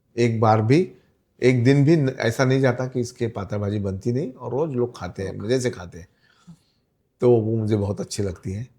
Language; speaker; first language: Hindi; non-native, local second language; Marathi